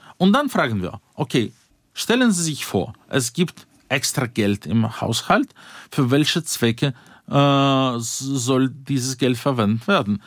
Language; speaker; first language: German; non-native, fluent; Russian